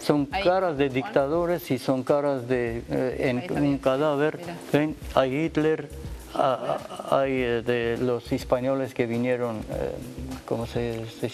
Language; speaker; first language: Spanish; non-native, learner; Armenian